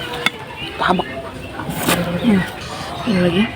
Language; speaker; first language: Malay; non-native, local second language; Sundanese